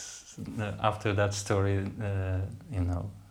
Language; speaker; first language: English; non-native, fluent; Polish